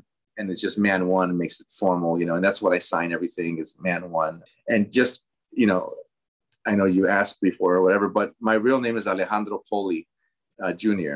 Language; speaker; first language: English; early bilingual, other home language; Spanish